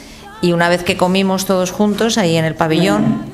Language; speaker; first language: Spanish; native; Spanish